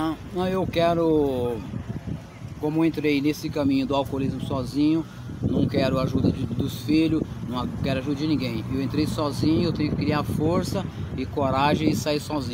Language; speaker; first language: Portuguese; native; Portuguese